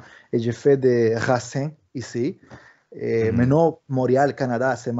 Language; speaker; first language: French; early bilingual, other home language; Spanish